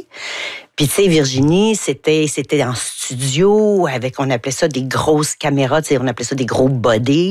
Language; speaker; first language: French; native; French